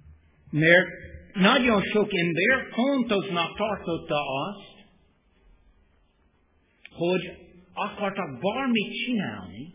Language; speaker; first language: Hungarian; non-native, fluent; English